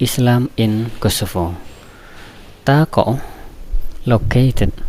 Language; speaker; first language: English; non-native, fluent; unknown